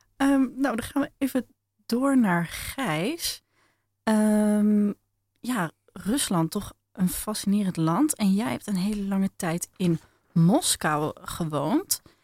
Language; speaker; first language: Dutch; native; Dutch